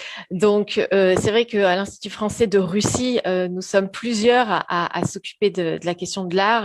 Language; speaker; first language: French; native; French